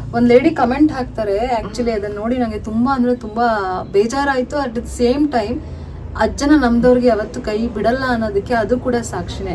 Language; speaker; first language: Kannada; native; Kannada